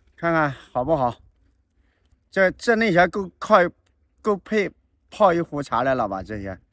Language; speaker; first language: Chinese; native; Chinese